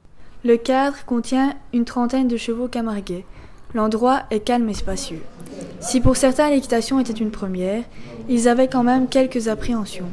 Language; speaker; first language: French; native; French